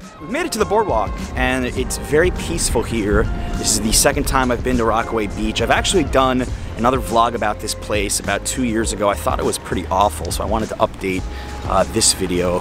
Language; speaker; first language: English; native; English